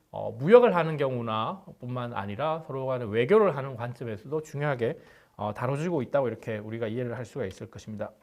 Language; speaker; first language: Korean; native; Korean